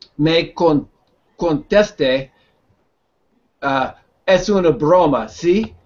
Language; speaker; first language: Spanish; non-native, learner; English